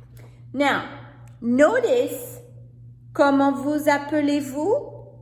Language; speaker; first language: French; non-native, fluent; English